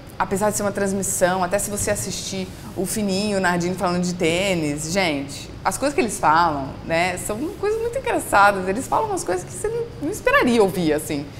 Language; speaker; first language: Portuguese; native; Portuguese